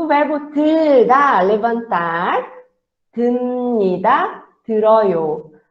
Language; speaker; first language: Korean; non-native, fluent; Portuguese